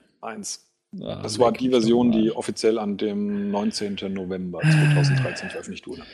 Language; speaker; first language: German; native; German